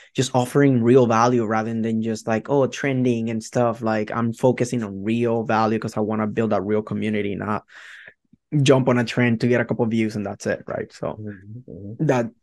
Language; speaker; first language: English; non-native, fluent; Spanish